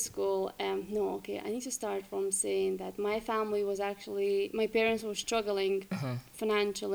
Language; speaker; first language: English; non-native, fluent; Lithuanian